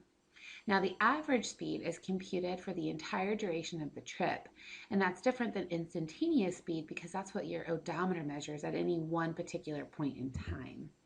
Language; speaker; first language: English; native; English